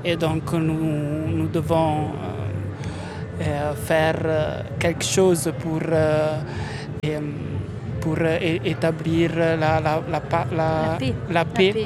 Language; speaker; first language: French; non-native, fluent; Italian